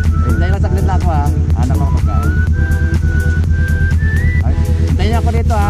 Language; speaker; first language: Filipino; non-native, local second language; Cebuano